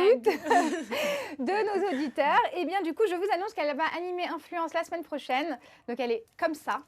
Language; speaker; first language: French; native; French